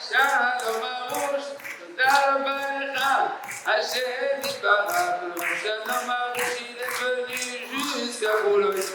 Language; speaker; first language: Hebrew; non-native, fluent; French